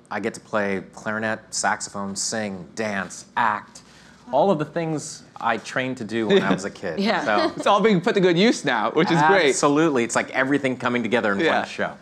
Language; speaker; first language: English; native; English